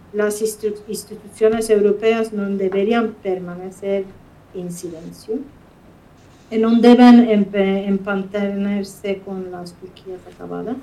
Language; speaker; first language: Spanish; non-native, fluent; Kurdish